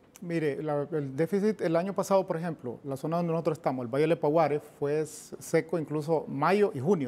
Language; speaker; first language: Spanish; native; Spanish